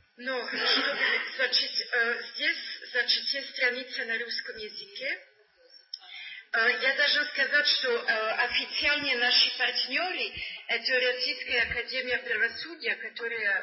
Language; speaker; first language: Russian; non-native, learner; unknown